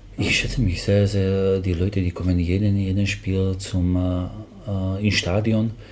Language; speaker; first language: German; non-native, fluent; Slovak